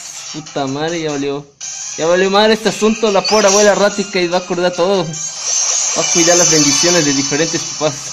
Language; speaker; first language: Spanish; native; Spanish